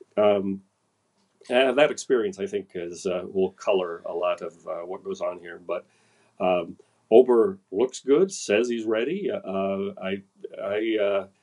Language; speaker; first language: English; native; English